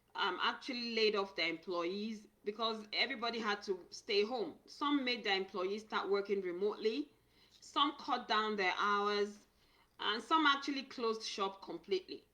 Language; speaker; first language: English; non-native, local second language; Yoruba